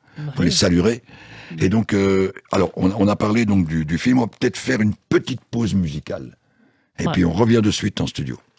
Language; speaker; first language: French; native; French